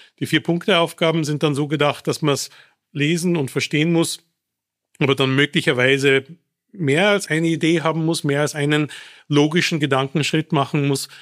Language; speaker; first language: German; early bilingual, other home language; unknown